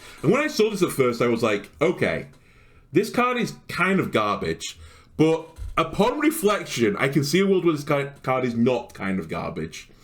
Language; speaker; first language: English; native; English